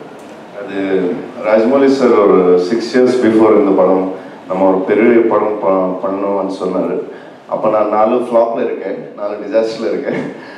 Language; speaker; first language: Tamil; non-native, learner; Telugu